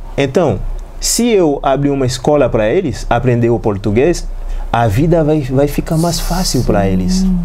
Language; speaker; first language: Portuguese; non-native, learner; Haitian Creole